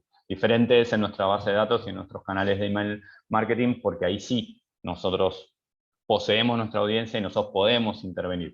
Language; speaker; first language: Spanish; native; Spanish